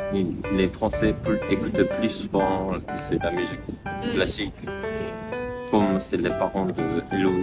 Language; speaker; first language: French; non-native, learner; Korean